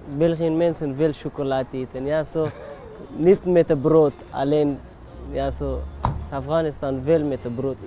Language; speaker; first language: Dutch; non-native, learner; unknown